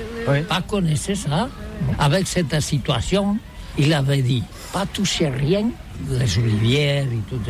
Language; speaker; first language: French; non-native, learner; Catalan